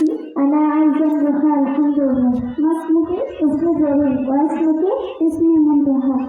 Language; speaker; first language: Arabic; non-native, learner; Bangla